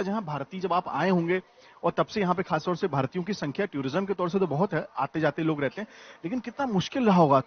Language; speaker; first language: Hindi; native; Hindi